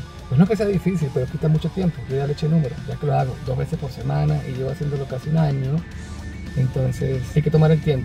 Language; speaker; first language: Spanish; native; Spanish